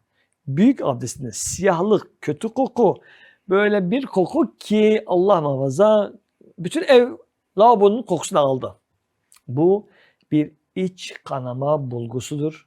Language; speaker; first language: Turkish; native; Turkish